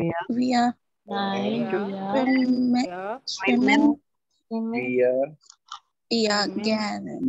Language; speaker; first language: German; non-native, learner; Urdu